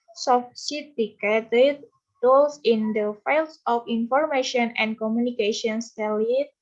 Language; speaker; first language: English; non-native, learner; Indonesian